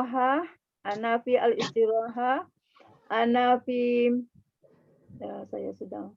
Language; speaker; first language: Arabic; non-native, learner; Malay